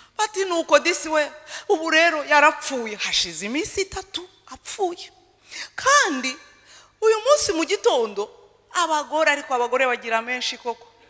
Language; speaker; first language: Kinyarwanda; early bilingual, heritage; Kinyarwanda